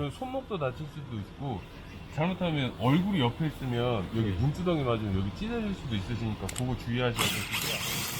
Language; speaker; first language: Korean; native; Korean